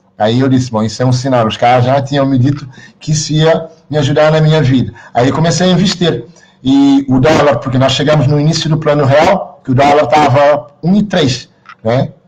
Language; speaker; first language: Portuguese; non-native, local second language; Kabuverdianu